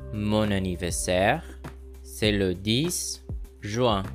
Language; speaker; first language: French; non-native, fluent; Portuguese